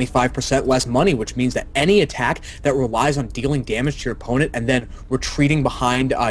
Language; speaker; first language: English; native; English